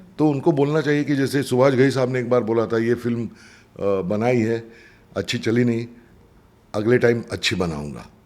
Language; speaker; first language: Hindi; non-native, local second language; Marathi